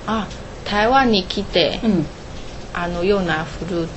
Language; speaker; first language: Japanese; non-native, learner; Chinese